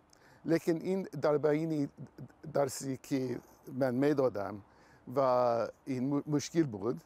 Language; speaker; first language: Persian; non-native, learner; English